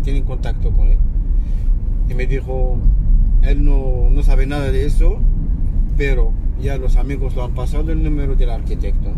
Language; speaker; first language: Spanish; non-native, fluent; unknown